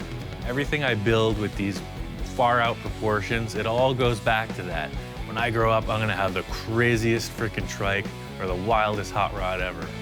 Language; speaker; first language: English; native; English